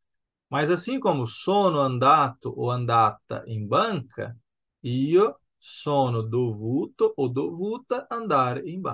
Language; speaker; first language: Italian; non-native, fluent; Portuguese